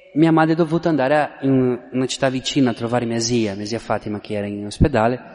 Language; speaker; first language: Italian; non-native, fluent; Portuguese